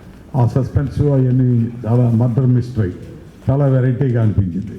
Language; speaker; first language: Telugu; native; Telugu